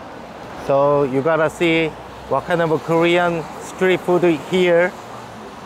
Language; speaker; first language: English; non-native, learner; Korean